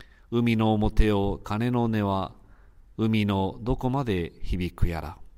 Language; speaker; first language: Japanese; native; Japanese